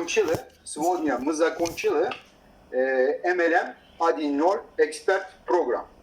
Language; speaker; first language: Russian; non-native, learner; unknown